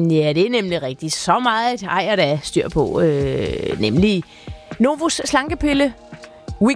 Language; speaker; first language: Danish; native; Danish